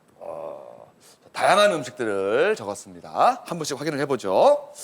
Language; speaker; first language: Korean; native; Korean